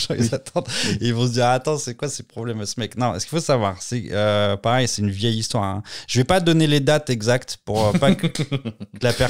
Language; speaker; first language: French; native; French